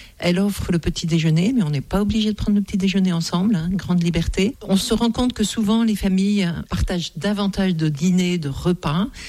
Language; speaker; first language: French; native; French